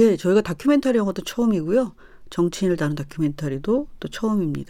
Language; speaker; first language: Korean; native; Korean